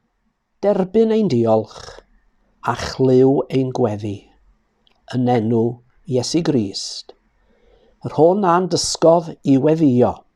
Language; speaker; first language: Welsh; native; Welsh